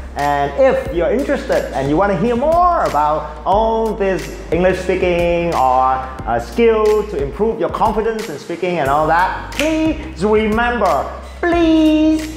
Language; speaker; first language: English; non-native, fluent; Vietnamese